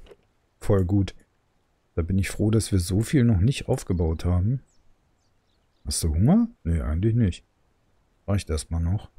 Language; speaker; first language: German; native; German